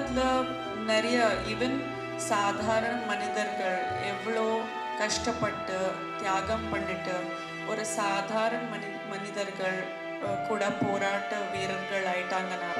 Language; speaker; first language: Tamil; non-native, fluent; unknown